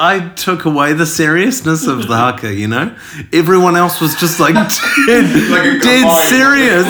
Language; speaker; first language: English; native; English